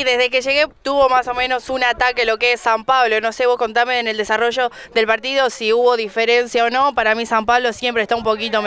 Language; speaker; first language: Spanish; native; Spanish